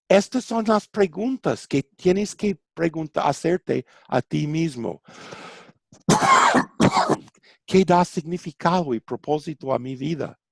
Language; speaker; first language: Spanish; non-native, fluent; English